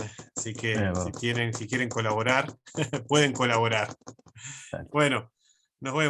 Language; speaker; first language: Spanish; native; Spanish